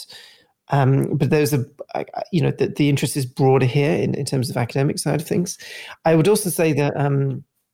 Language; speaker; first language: English; native; English